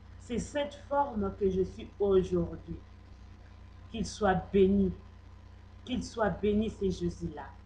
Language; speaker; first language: French; non-native, local second language; Lingala